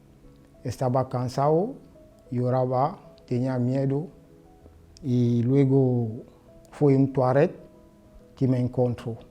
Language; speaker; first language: Spanish; non-native, learner; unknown